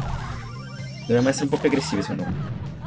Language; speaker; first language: Italian; native; Italian